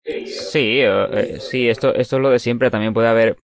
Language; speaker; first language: Spanish; non-native, local second language; Catalan